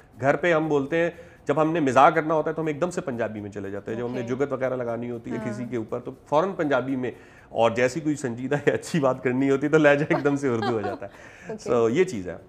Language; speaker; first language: Urdu; non-native, local second language; Punjabi